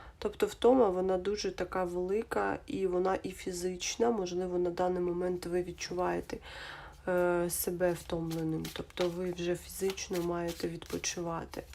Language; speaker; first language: Ukrainian; non-native, local second language; Russian